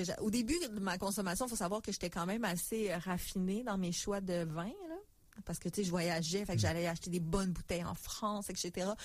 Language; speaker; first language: French; native; French